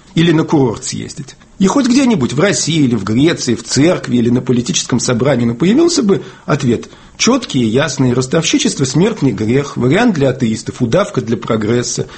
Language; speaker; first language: Russian; native; Russian